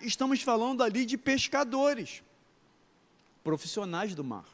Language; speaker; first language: Portuguese; native; Portuguese